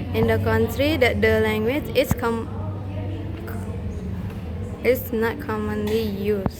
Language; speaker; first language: English; non-native, learner; Indonesian